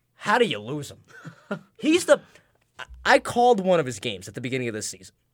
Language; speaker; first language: English; native; English